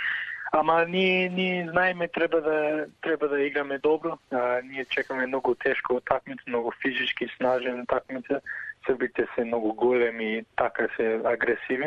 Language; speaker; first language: Macedonian; early bilingual, heritage; Macedonian